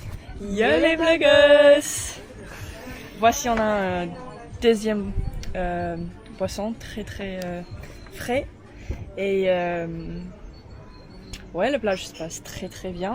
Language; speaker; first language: French; non-native, learner; English